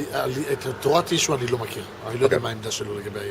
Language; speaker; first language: Hebrew; native; Hebrew